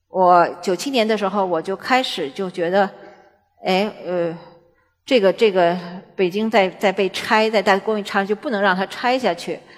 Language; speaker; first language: Chinese; native; Chinese